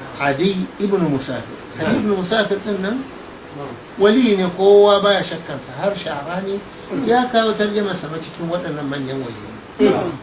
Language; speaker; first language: Hausa; non-native, local second language; Arabic